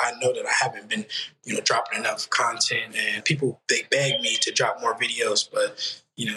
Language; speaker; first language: English; native; English